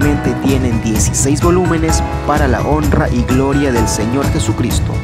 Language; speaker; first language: Spanish; native; Spanish